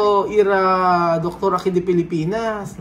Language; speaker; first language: Spanish; non-native, learner; Filipino